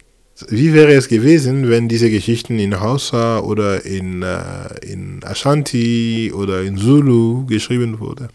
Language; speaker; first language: German; non-native, fluent; French